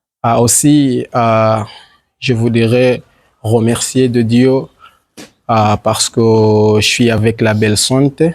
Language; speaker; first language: French; non-native, learner; Swahili